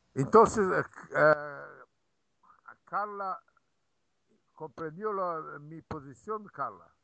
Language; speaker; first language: Spanish; non-native, fluent; Portuguese